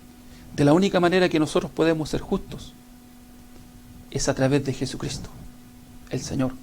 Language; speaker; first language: Spanish; native; Spanish